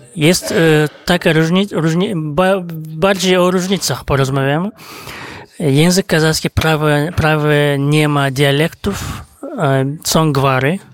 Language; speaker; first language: Polish; non-native, fluent; Kazakh